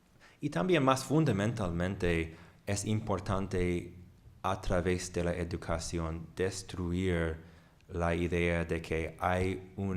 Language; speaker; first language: Spanish; non-native, fluent; English